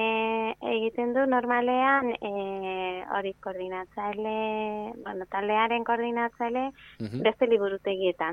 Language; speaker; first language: Basque; non-native, learner; Spanish